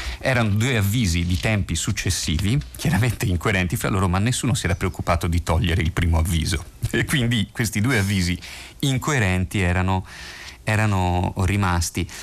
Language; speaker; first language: Italian; native; Italian